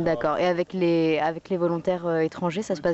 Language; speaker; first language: French; native; French